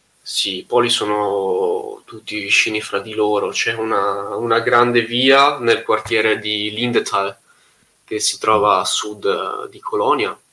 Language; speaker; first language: Italian; native; Italian